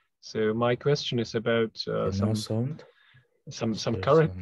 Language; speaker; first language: English; non-native, fluent; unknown